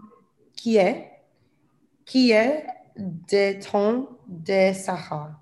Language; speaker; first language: French; non-native, learner; English